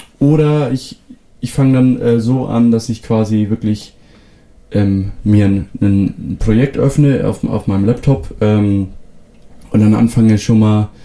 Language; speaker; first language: German; non-native, local second language; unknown